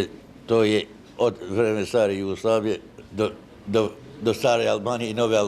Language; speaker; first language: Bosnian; early bilingual, heritage; Serbian